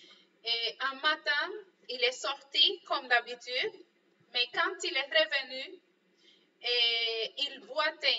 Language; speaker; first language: French; non-native, fluent; Spanish